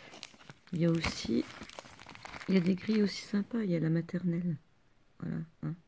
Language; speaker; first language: French; native; French